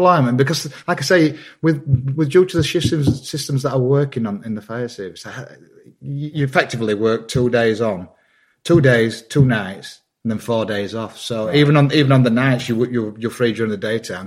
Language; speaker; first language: English; native; English